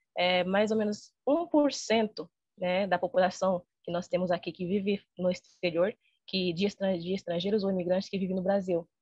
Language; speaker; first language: Portuguese; non-native, fluent; Haitian Creole